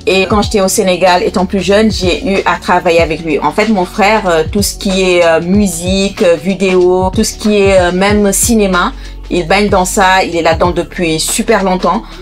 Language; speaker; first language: French; non-native, local second language; Wolof